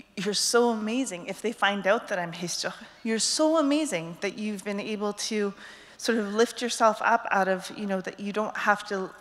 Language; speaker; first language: English; native; English